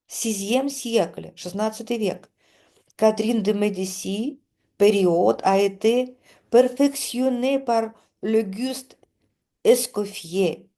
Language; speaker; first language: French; non-native, fluent; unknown